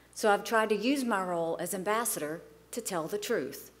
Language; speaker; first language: English; native; English